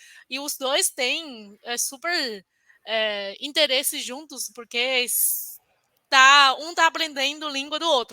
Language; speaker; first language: Portuguese; non-native, fluent; Chinese